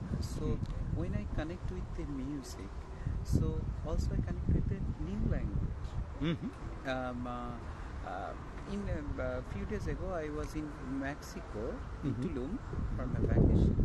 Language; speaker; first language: English; non-native, learner; Bangla